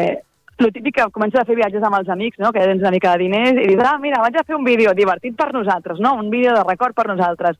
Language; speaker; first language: Catalan; native; Catalan